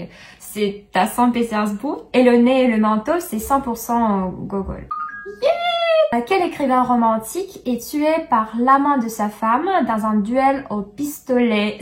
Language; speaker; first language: French; non-native, fluent; Russian